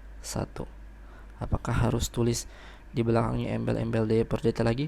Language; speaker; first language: Indonesian; native; Indonesian